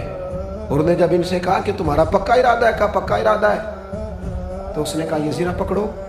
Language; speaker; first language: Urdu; non-native, local second language; Punjabi